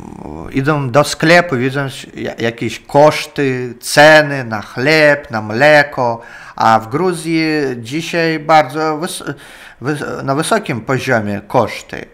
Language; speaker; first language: Polish; non-native, learner; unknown